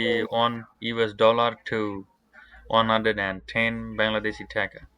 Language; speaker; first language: English; non-native, learner; Bangla